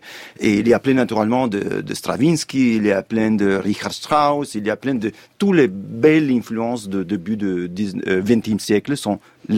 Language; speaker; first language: French; non-native, fluent; Italian